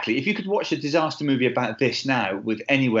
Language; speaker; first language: English; native; English